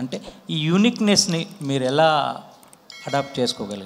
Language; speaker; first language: Telugu; native; Telugu